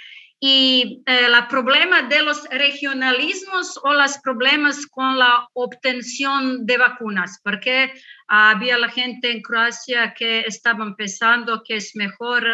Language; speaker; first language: Spanish; non-native, learner; Croatian